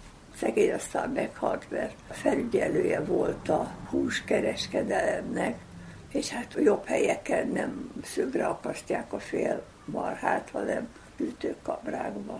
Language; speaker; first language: Hungarian; native; Hungarian